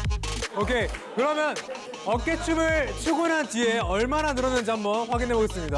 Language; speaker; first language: Korean; native; Korean